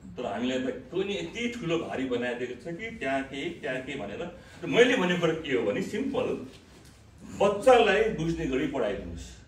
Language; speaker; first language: Nepali; non-native, local second language; Eastern Tamang